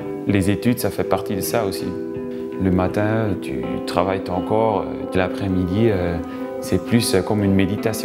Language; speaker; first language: French; non-native, local second language; German